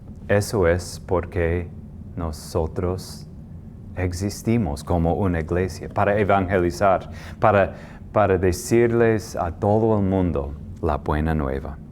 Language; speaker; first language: Spanish; non-native, fluent; English